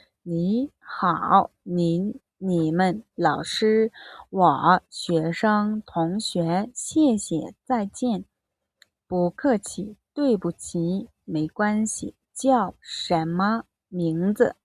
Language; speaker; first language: Chinese; non-native, fluent; Mongolian